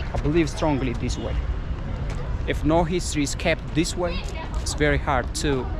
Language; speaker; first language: English; non-native, local second language; Amharic